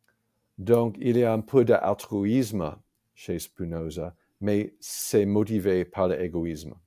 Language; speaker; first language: French; non-native, fluent; English